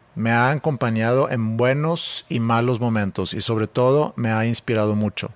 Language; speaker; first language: Spanish; non-native, fluent; Swedish